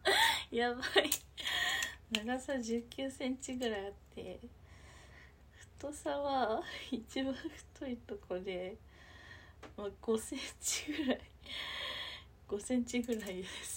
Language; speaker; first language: Japanese; native; Japanese